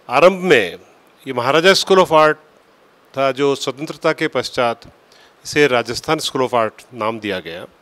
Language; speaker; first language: Hindi; native; Hindi